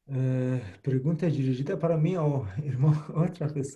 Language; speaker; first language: Portuguese; non-native, fluent; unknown